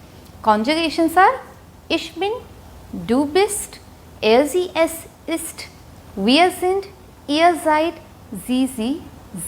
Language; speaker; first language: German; non-native, fluent; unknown